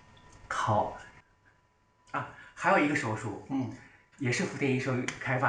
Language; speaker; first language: Chinese; native; Chinese